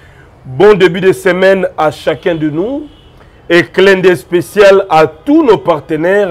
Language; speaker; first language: French; non-native, local second language; Lingala